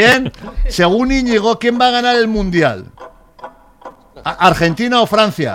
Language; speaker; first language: Spanish; native; Spanish